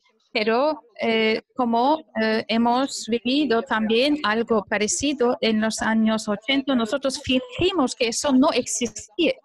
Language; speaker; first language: Spanish; non-native, fluent; Turkish